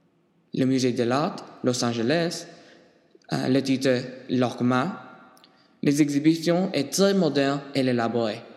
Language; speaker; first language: French; non-native, learner; English